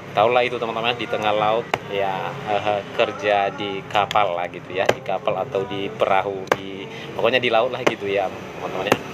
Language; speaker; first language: Indonesian; non-native, local second language; Nias